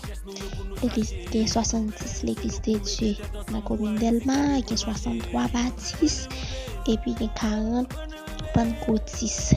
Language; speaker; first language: French; non-native, learner; Haitian Creole